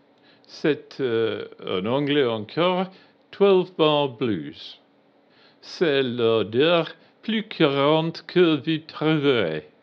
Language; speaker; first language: French; non-native, learner; English